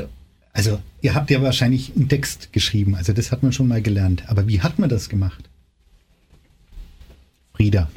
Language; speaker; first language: German; native; German